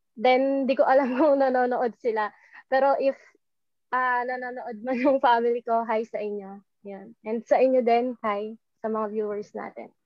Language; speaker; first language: Filipino; non-native, local second language; Pampanga